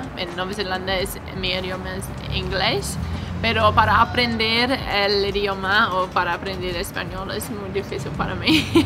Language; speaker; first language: Spanish; non-native, learner; English